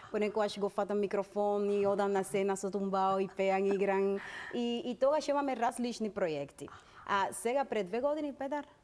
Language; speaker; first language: Macedonian; non-native, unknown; Spanish